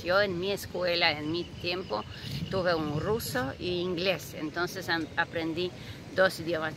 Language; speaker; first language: Spanish; non-native, fluent; Polish